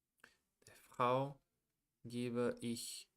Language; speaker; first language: German; non-native, learner; Portuguese